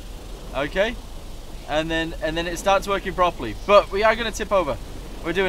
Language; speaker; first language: English; native; English